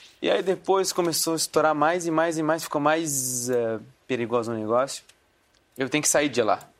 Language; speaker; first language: Portuguese; non-native, fluent; Arabic